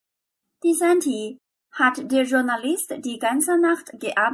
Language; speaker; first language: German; non-native, fluent; Chinese